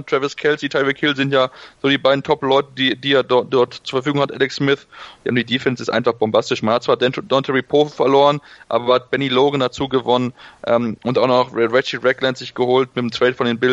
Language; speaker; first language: German; native; German